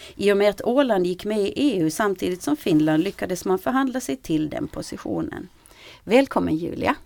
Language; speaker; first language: Swedish; native; Swedish